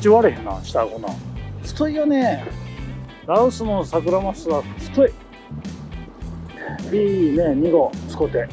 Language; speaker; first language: Japanese; native; Japanese